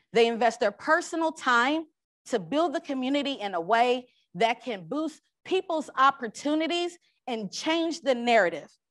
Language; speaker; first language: English; native; English